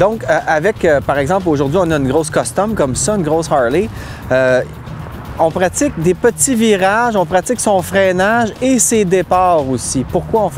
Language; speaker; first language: French; native; French